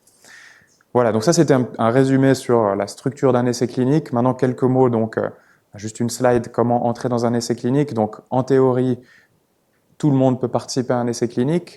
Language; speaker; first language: French; native; French